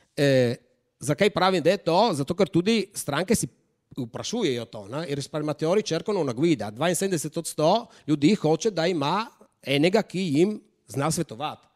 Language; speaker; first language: Slovenian; native; Slovenian